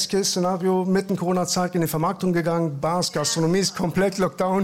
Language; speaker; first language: German; early bilingual, other home language; Persian